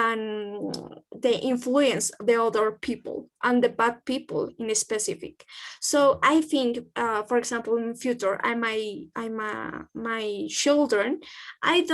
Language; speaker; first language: English; non-native, learner; Spanish